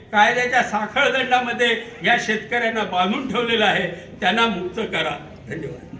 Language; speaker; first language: Marathi; non-native, local second language; Urdu